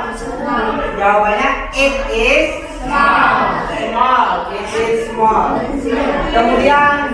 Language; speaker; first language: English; non-native, learner; Indonesian